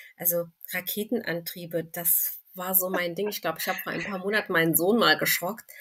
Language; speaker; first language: German; early bilingual, other home language; Turkish